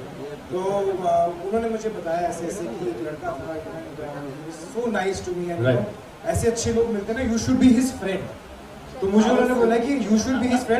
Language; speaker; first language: Hindi; native; Hindi